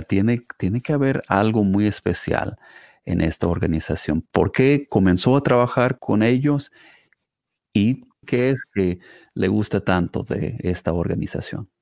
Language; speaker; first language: Spanish; non-native, fluent; English